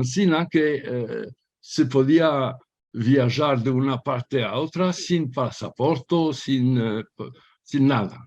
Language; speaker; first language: Spanish; early bilingual, heritage; Ladino